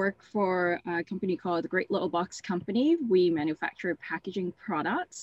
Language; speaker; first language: English; non-native, local second language; Cantonese